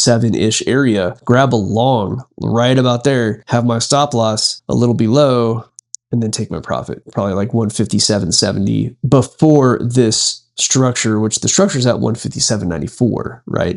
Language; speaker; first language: English; native; English